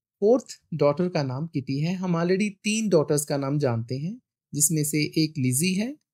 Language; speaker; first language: Hindi; non-native, local second language; Punjabi